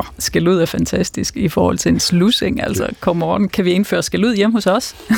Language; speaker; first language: Danish; early bilingual, other home language; Persian